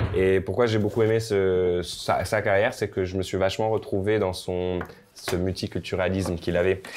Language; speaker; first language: French; native; French